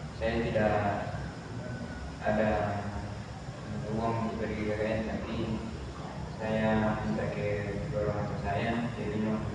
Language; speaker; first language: Indonesian; non-native, local second language; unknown